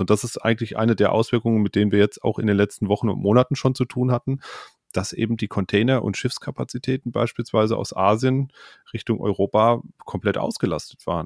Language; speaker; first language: German; native; German